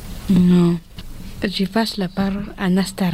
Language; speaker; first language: French; early bilingual, other home language; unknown